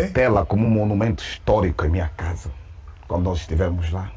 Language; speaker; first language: Portuguese; native; Portuguese